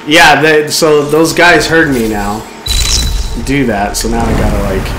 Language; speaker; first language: English; native; English